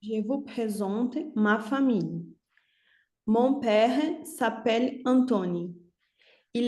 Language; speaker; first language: French; non-native, learner; Portuguese